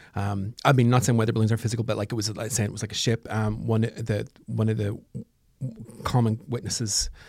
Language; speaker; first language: English; native; English